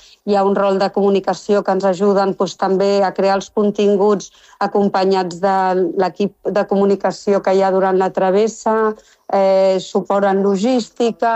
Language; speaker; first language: Catalan; non-native, local second language; Spanish